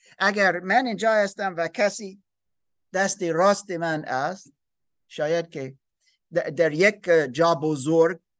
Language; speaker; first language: Persian; non-native, learner; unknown